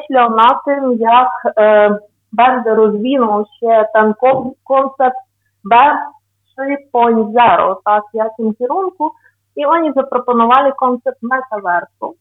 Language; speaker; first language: Polish; non-native, fluent; Ukrainian